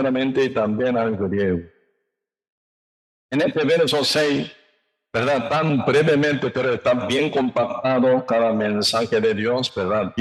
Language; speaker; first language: Spanish; non-native, learner; Korean